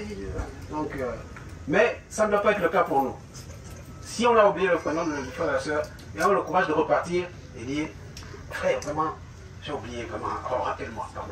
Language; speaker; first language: French; native; French